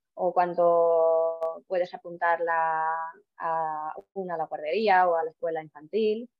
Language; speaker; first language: Spanish; non-native, fluent; Estonian